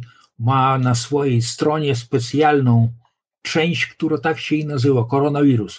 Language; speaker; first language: Polish; non-native, local second language; Lithuanian